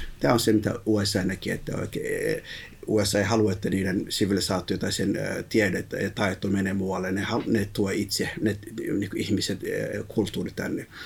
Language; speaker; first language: Finnish; early bilingual, other home language; Somali